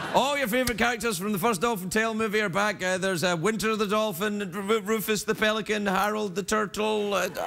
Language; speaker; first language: English; native; English